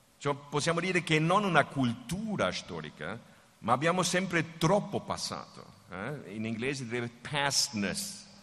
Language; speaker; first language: Italian; non-native, fluent; German